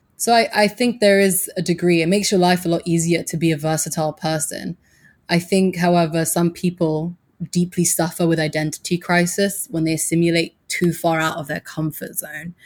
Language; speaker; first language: English; native; English